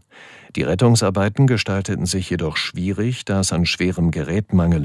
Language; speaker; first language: German; native; German